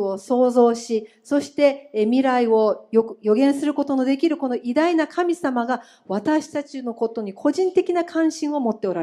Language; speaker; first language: Japanese; native; Japanese